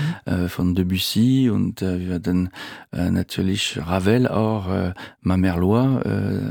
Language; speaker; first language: German; non-native, fluent; French